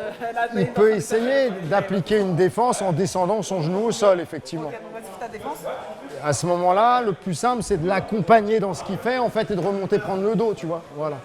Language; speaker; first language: French; native; French